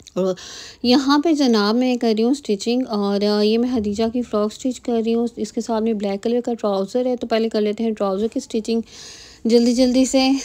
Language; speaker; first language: Urdu; native; Urdu